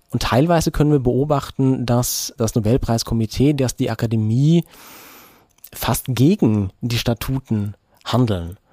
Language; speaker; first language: German; non-native, fluent; Norwegian